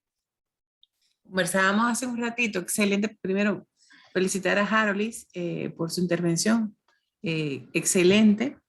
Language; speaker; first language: Spanish; native; Spanish